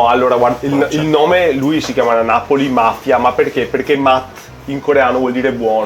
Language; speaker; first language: Italian; native; Italian